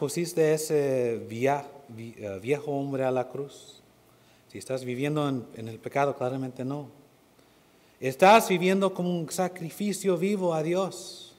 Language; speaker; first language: Spanish; non-native, fluent; English